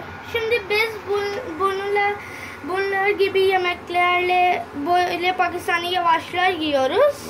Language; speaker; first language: Turkish; non-native, learner; Urdu